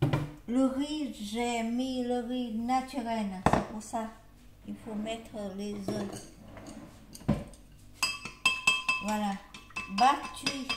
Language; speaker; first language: French; non-native, learner; Vietnamese